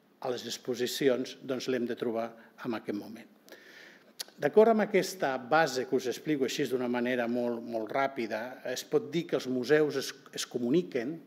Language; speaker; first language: Catalan; non-native, local second language; Occitan